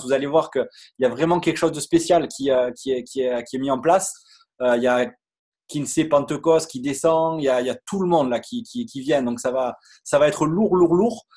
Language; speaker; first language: French; native; French